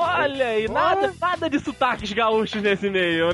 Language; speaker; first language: Portuguese; native; Portuguese